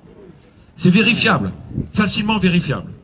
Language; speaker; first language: French; native; French